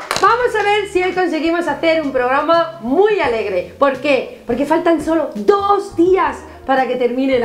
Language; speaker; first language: Spanish; native; Spanish